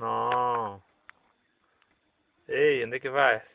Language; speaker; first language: Portuguese; native; Portuguese